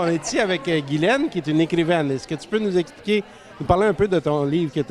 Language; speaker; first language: French; native; French